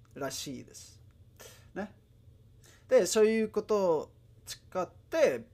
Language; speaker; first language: Japanese; non-native, fluent; Spanish